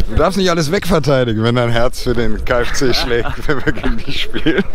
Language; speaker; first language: German; native; German